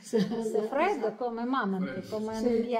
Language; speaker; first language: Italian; non-native, learner; Russian